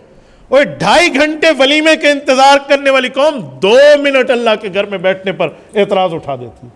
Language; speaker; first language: Urdu; native; Urdu